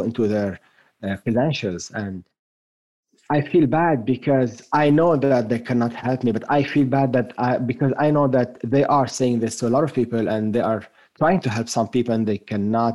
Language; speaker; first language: English; non-native, fluent; French